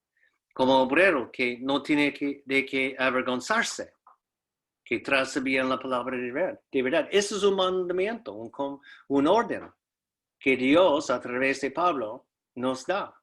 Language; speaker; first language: Spanish; non-native, fluent; English